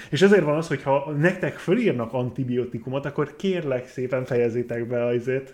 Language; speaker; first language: Hungarian; non-native, fluent; English